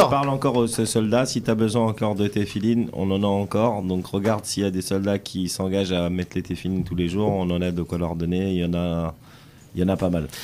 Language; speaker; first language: French; native; French